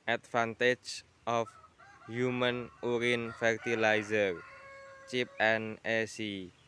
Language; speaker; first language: English; non-native, learner; Indonesian